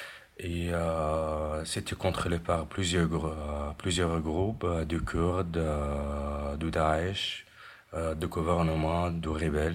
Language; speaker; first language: French; non-native, fluent; Arabic